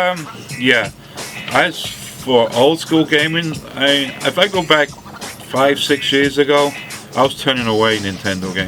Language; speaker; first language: English; non-native, fluent; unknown